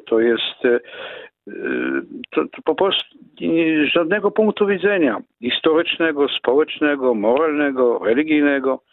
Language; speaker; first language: Polish; non-native, fluent; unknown